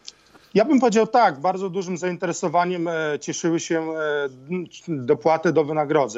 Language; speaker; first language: Polish; native; Polish